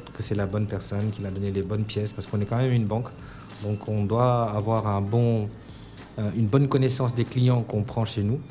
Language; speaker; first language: French; non-native, local second language; Wolof